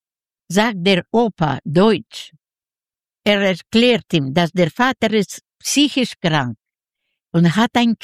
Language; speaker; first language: German; non-native, fluent; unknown